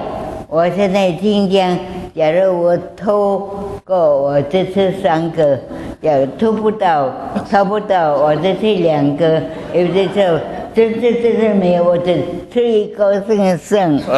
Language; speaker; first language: Chinese; non-native, local second language; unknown